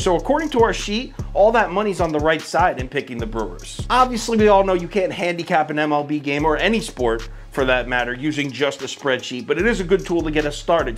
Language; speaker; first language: English; native; English